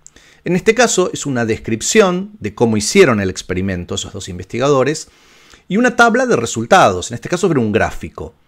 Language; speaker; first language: Spanish; native; Spanish